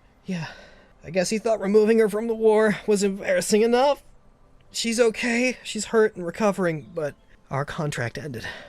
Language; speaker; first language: English; native; English